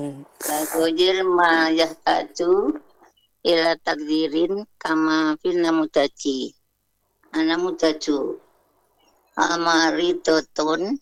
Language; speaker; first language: Arabic; non-native, learner; Indonesian